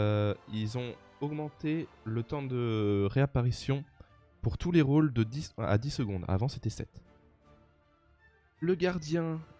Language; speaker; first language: French; native; French